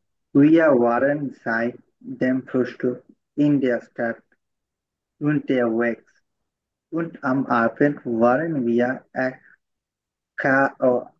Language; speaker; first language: German; non-native, learner; Bangla